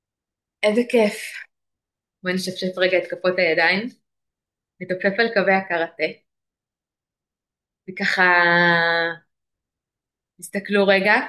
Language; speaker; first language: Hebrew; native; Hebrew